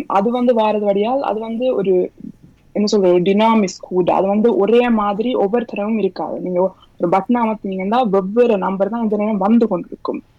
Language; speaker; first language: Tamil; early bilingual, heritage; Tamil